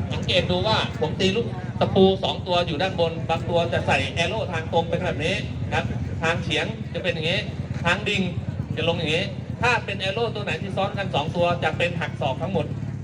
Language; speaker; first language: Thai; native; Thai